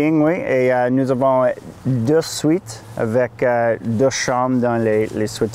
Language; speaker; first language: French; non-native, learner; English